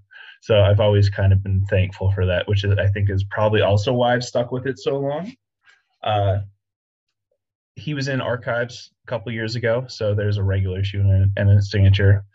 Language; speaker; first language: English; native; English